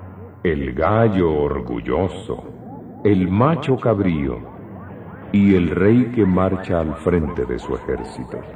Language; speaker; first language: Spanish; native; Spanish